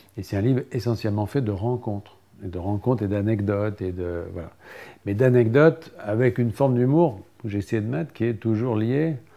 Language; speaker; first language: French; native; French